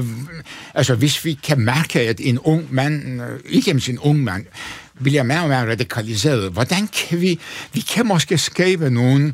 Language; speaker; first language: Danish; non-native, fluent; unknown